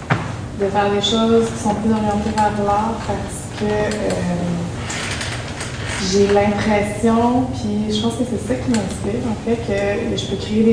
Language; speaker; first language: French; native; French